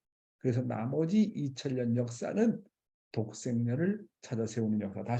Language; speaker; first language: Korean; native; Korean